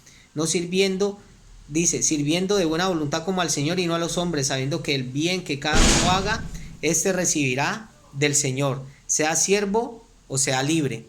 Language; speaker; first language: Spanish; native; Spanish